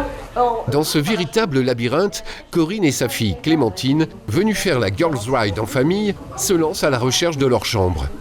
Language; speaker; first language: French; native; French